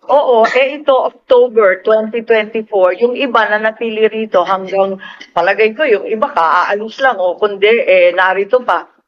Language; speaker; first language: Filipino; native; Filipino